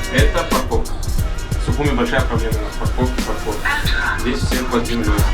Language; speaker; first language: Russian; non-native, local second language; Abkhazian